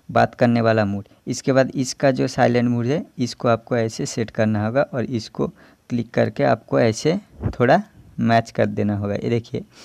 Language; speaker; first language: Hindi; non-native, local second language; Bangla